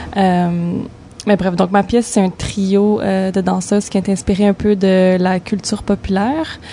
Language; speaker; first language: French; native; French